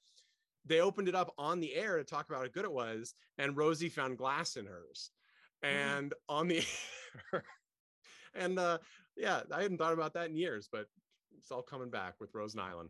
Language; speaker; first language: English; native; English